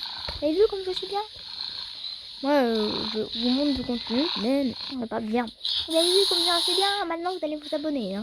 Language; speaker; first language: French; native; French